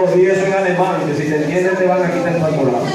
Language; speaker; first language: Spanish; native; Spanish